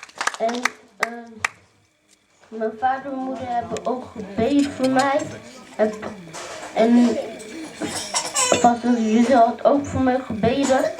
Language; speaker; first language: Dutch; early bilingual, other home language; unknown